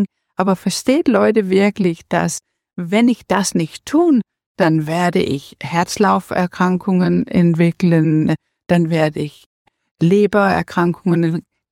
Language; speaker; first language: German; non-native, learner; Danish